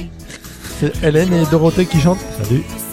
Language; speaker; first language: French; native; French